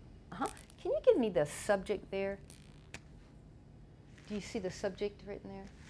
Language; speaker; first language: English; native; English